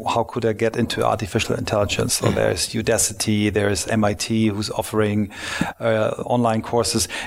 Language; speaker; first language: English; non-native, fluent; German